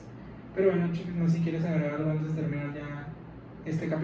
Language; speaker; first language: Spanish; native; Spanish